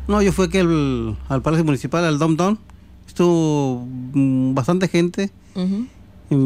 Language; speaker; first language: Spanish; native; Spanish